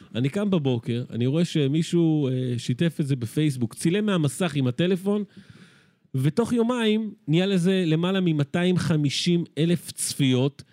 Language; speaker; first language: Hebrew; early bilingual, other home language; Spanish